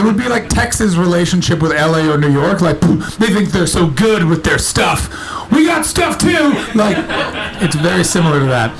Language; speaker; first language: English; native; English